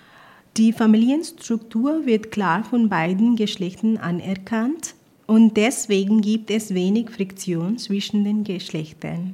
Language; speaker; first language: German; non-native, fluent; Punjabi